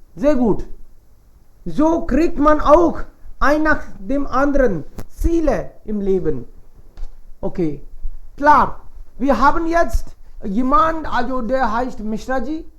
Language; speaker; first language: German; non-native, fluent; Hindi